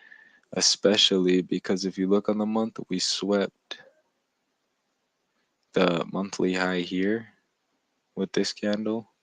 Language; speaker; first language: English; native; English